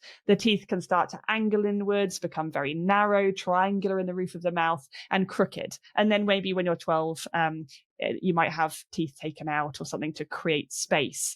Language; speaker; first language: English; native; English